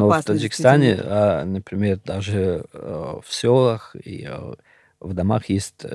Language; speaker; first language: Russian; non-native, local second language; Shughni